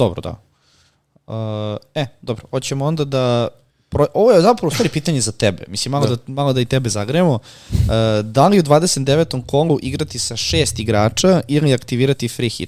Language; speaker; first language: Serbian; native; Serbian